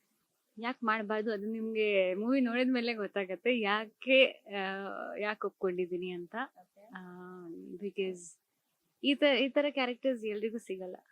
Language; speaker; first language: Kannada; non-native, local second language; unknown